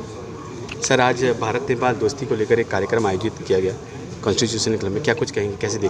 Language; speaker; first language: Hindi; native; Hindi